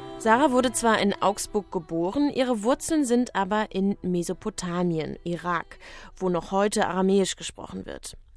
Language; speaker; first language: German; native; German